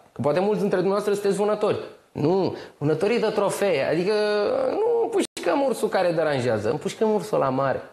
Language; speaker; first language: Romanian; native; Romanian